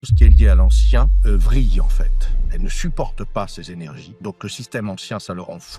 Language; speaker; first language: French; native; French